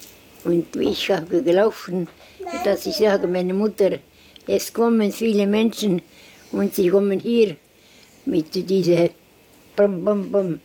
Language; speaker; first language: German; non-native, learner; Estonian